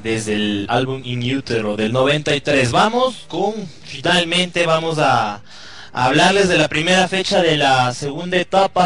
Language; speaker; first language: Spanish; native; Spanish